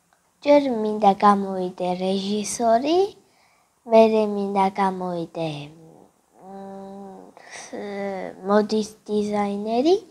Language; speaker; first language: Georgian; early bilingual, other home language; Korean